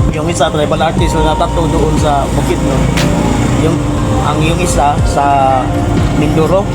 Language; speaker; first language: Filipino; non-native, local second language; Cebuano